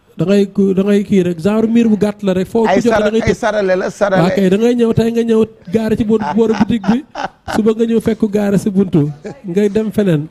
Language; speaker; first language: Wolof; non-native, local second language; Fula